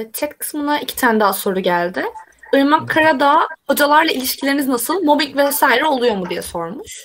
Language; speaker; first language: Turkish; native; Turkish